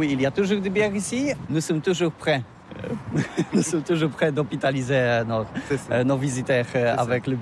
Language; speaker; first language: French; non-native, learner; Polish